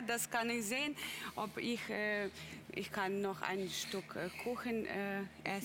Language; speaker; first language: German; non-native, learner; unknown